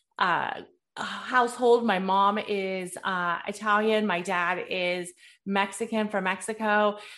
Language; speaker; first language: English; early bilingual, other home language; Spanish